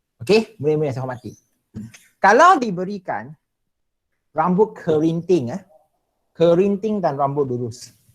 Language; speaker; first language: Malay; non-native, local second language; Chinese